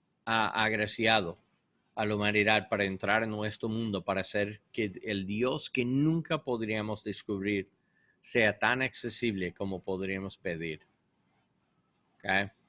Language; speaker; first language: Spanish; non-native, learner; English